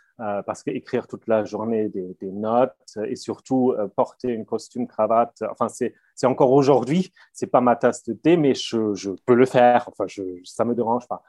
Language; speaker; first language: French; non-native, fluent; German